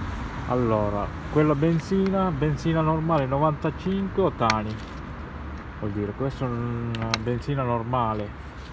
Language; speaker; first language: Italian; non-native, learner; Sinhala